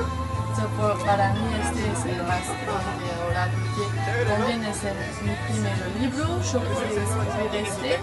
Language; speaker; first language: Spanish; non-native, learner; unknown